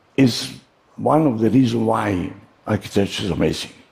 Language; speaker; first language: English; non-native, fluent; Italian